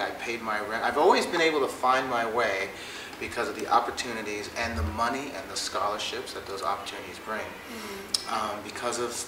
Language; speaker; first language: English; native; English